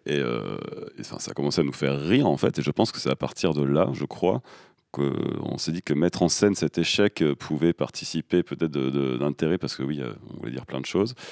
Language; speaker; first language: French; native; French